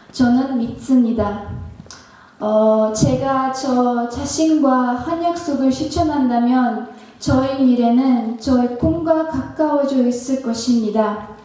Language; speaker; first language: Korean; non-native, fluent; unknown